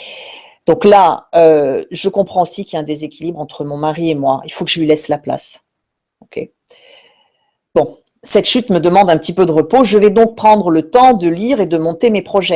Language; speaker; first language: French; native; French